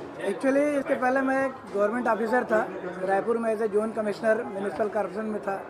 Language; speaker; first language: Hindi; native; Hindi